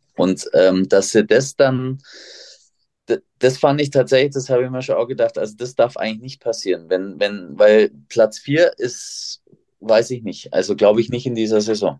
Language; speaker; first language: German; native; German